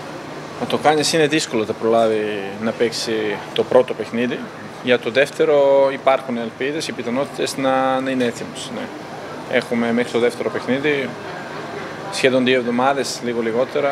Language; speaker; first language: Greek; non-native, fluent; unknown